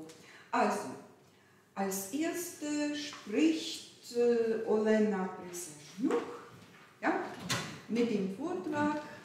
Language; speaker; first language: German; non-native, fluent; Ukrainian